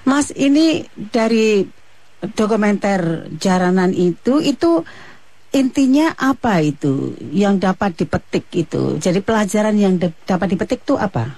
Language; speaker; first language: Indonesian; native; Indonesian